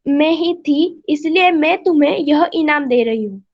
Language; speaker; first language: Hindi; non-native, local second language; Marathi